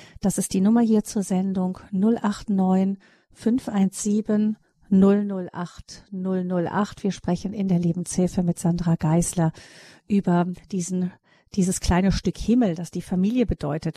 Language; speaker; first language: German; native; German